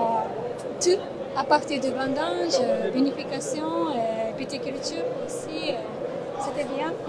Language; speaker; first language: French; non-native, learner; Japanese